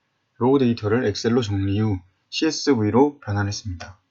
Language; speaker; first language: Korean; native; Korean